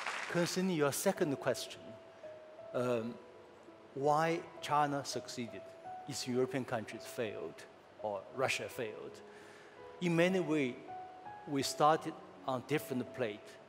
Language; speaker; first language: English; non-native, fluent; Chinese